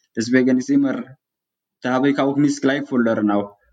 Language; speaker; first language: German; non-native, learner; Tigrinya